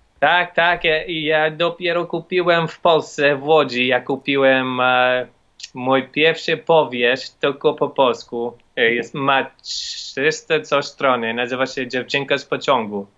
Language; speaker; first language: Polish; non-native, learner; English